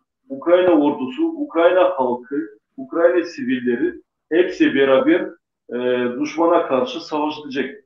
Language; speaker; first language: Turkish; non-native, local second language; Gagauz